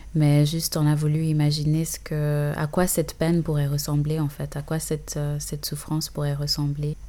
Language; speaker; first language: French; early bilingual, other home language; English